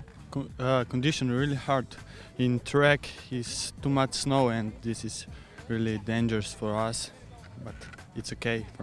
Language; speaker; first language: English; non-native, learner; Turkish